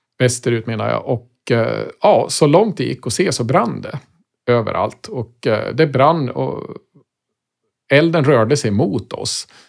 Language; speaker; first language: Swedish; native; Swedish